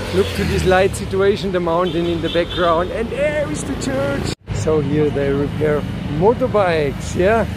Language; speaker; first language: English; non-native, fluent; German